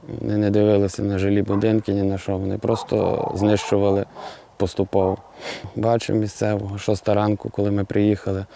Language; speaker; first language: Ukrainian; native; Ukrainian